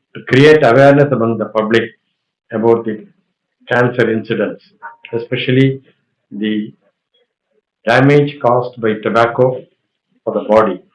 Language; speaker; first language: English; non-native, local second language; Tamil